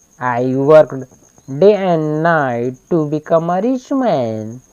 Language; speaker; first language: English; non-native, learner; Hindi